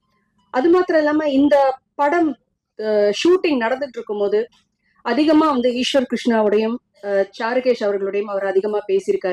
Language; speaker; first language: Tamil; native; Tamil